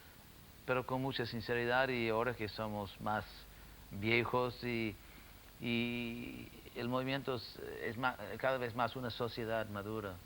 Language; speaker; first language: Spanish; non-native, fluent; English